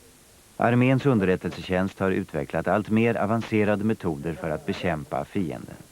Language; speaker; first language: Swedish; native; Swedish